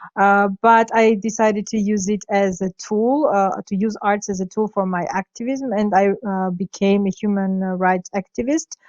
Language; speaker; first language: English; non-native, fluent; Georgian